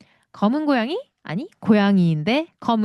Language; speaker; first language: Korean; native; Korean